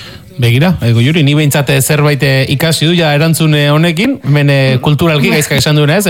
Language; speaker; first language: Basque; native; Basque